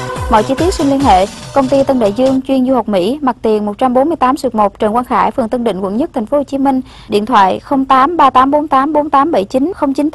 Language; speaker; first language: Vietnamese; native; Vietnamese